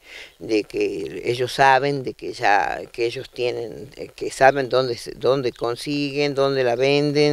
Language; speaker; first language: Spanish; native; Spanish